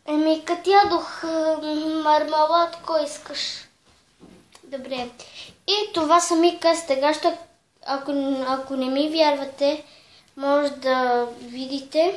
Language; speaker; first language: Bulgarian; early bilingual, heritage; Bulgarian